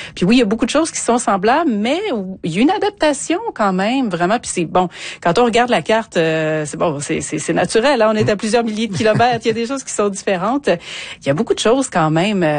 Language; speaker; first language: French; native; French